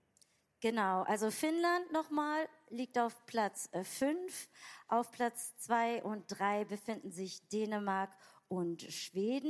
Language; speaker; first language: German; native; German